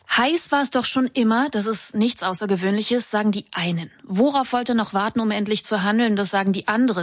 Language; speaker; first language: German; native; German